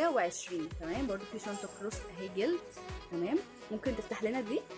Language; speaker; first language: Arabic; native; Arabic